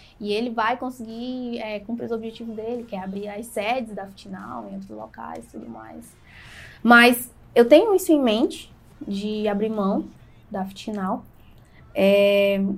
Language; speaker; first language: Portuguese; native; Portuguese